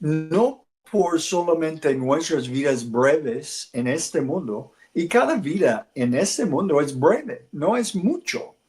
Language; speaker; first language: Spanish; non-native, learner; English